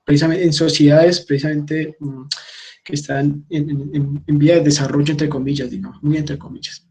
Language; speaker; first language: Spanish; native; Spanish